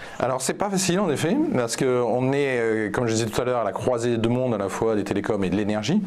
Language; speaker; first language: French; native; French